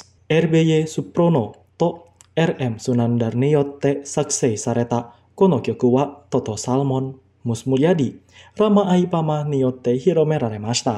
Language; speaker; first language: Japanese; non-native, fluent; Indonesian